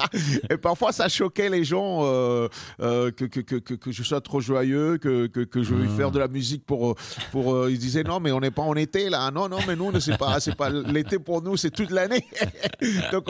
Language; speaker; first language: French; non-native, fluent; Spanish